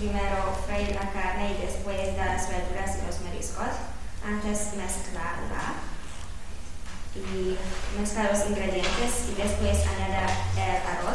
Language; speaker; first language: Spanish; non-native, learner; Hungarian